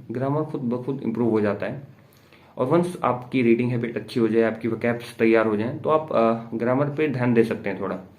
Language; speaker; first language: Hindi; native; Hindi